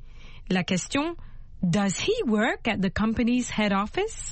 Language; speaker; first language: English; non-native, fluent; French